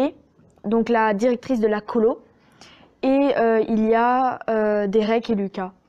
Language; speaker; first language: French; native; French